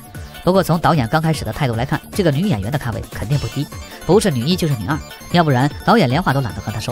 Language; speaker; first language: Chinese; native; Chinese